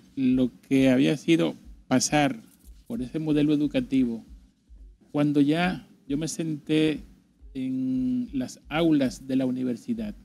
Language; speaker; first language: Spanish; native; Spanish